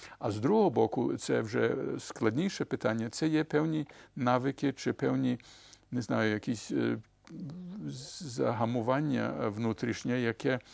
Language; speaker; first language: Ukrainian; early bilingual, heritage; Ukrainian